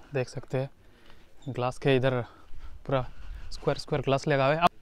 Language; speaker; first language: Hindi; native; Hindi